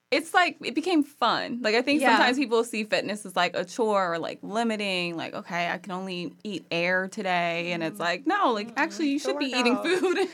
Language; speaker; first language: English; native; English